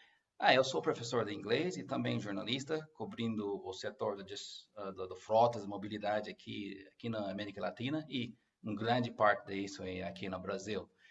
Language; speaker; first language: Portuguese; non-native, learner; English